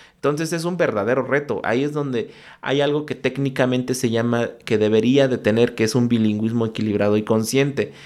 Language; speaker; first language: Spanish; non-native, local second language; Mixtepec Mixtec